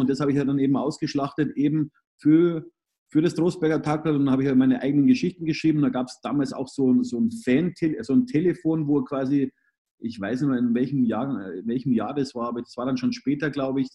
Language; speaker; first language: German; native; German